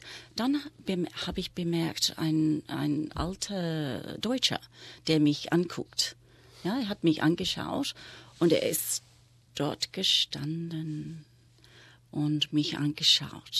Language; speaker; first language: German; non-native, fluent; English